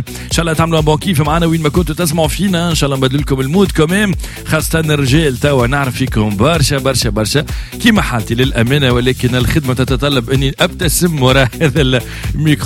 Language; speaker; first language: Arabic; native; Arabic